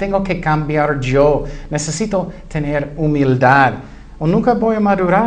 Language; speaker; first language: Spanish; non-native, fluent; English